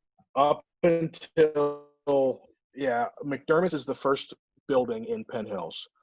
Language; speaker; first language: English; native; English